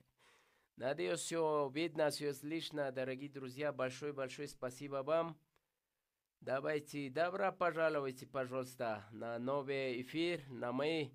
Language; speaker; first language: Russian; non-native, learner; Spanish